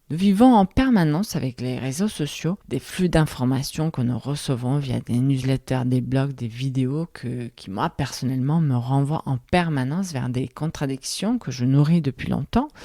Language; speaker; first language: French; non-native, fluent; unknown